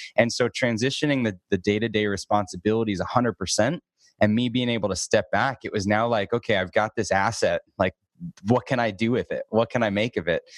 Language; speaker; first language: English; native; English